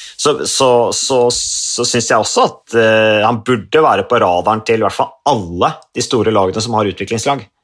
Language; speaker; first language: Norwegian; native; Norwegian